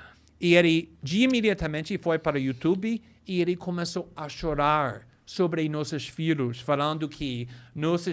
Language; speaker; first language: Portuguese; non-native, fluent; English